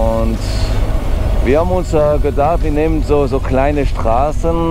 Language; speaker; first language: German; non-native, fluent; French